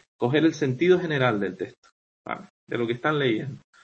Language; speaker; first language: Spanish; native; Spanish